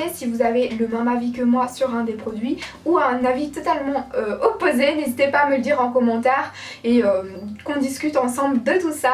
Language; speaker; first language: French; native; French